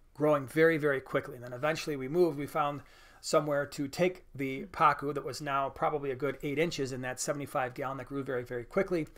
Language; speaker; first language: English; native; English